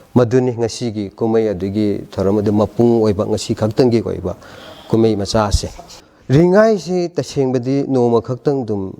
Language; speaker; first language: Manipuri; non-native, local second language; Rongmei Naga